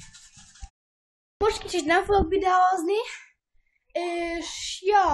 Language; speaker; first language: Hungarian; early bilingual, heritage; Hungarian